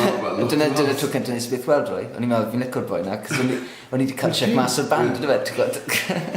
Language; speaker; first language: Welsh; native; Welsh